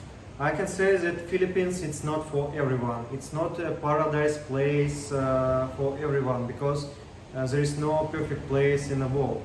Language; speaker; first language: English; non-native, learner; Russian